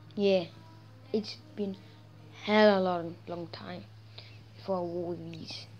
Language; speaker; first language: English; native; English